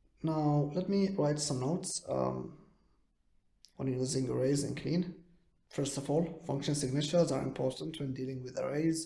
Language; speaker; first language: English; non-native, fluent; Arabic